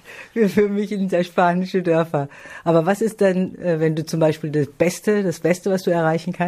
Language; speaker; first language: German; native; German